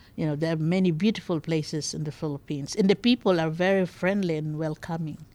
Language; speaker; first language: English; non-native, local second language; Bikol